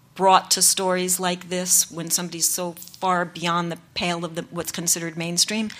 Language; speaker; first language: English; native; English